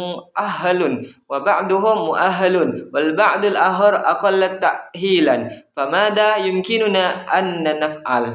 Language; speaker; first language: Arabic; non-native, learner; Indonesian